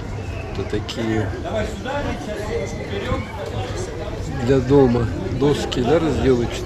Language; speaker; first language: Russian; native; Russian